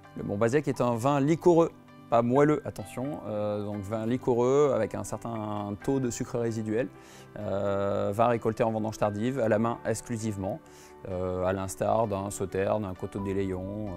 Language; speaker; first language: French; native; French